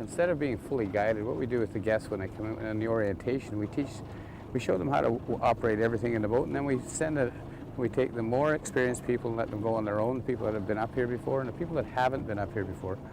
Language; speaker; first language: English; native; English